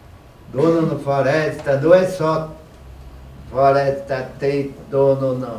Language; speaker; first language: Portuguese; non-native, local second language; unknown